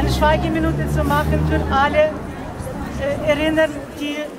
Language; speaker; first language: German; non-native, learner; Ukrainian